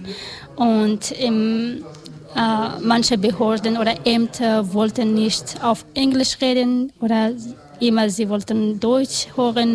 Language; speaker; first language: German; non-native, learner; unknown